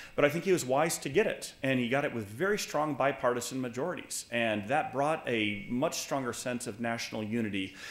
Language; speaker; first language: English; native; English